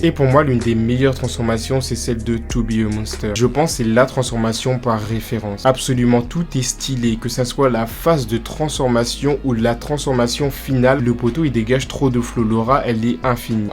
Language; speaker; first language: French; native; French